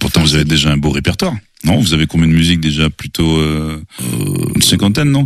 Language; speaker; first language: French; native; French